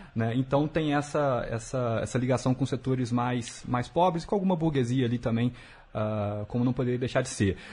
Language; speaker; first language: Portuguese; native; Portuguese